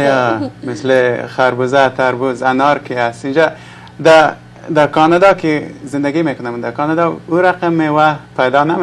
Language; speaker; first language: Persian; non-native, local second language; English